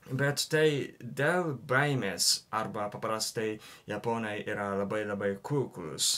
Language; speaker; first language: Lithuanian; non-native, learner; Japanese